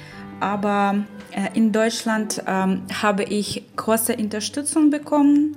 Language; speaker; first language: German; non-native, learner; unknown